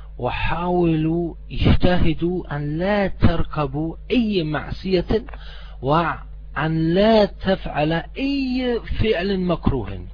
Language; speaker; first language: Arabic; non-native, fluent; German